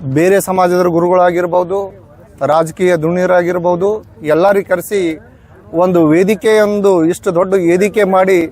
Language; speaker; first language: Kannada; native; Kannada